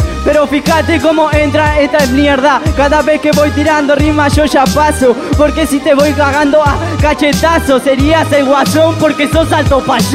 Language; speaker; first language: Spanish; native; Spanish